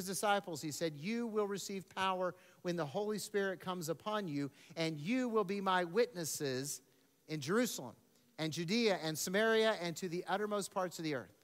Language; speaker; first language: English; native; English